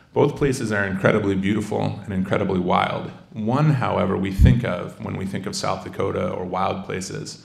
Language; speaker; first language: English; native; English